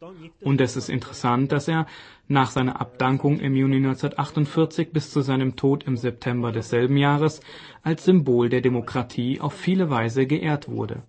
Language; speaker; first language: German; native; German